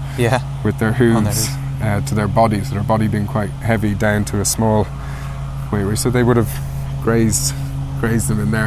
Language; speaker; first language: English; native; English